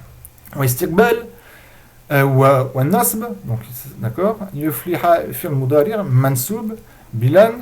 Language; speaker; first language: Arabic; non-native, fluent; French